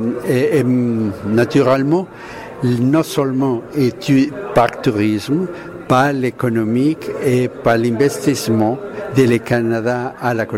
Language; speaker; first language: French; non-native, learner; Spanish